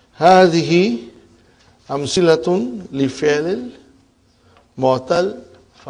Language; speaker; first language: Arabic; non-native, fluent; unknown